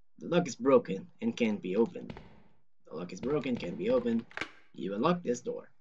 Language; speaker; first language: English; non-native, fluent; Portuguese